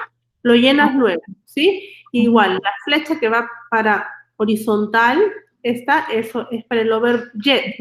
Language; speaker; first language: Spanish; native; Spanish